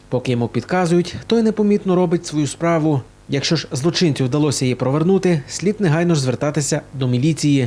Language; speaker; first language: Ukrainian; native; Ukrainian